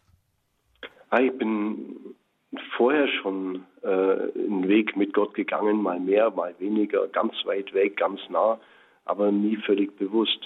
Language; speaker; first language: German; native; German